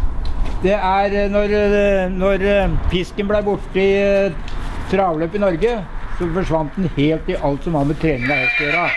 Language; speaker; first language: Norwegian; native; Norwegian